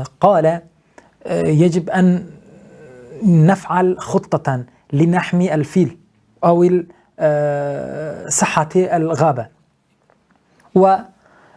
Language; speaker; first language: Arabic; non-native, fluent; Turkish